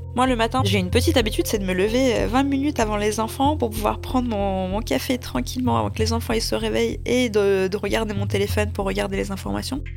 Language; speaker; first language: French; early bilingual, other home language; Russian